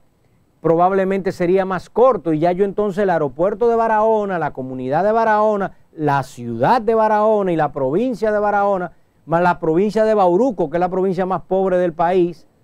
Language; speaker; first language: Spanish; native; Spanish